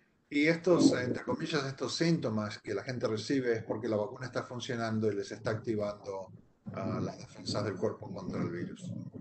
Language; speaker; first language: Spanish; native; Spanish